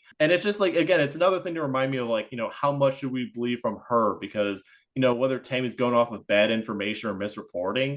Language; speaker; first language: English; native; English